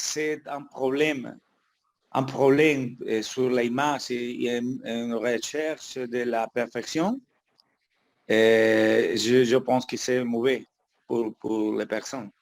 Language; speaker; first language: French; non-native, learner; Spanish